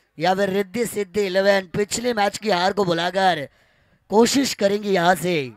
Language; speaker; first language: Hindi; non-native, local second language; Marathi